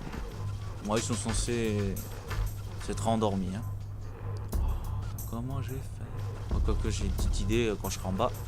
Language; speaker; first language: French; native; French